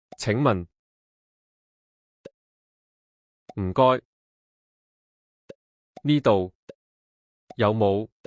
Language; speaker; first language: Cantonese; non-native, learner; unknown